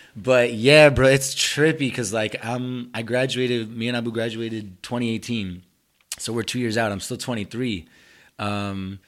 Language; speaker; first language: English; early bilingual, other home language; Spanish